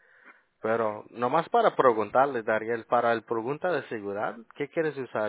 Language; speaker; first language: Spanish; early bilingual, heritage; Spanish